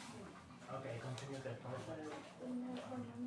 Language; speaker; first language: English; non-native, learner; Spanish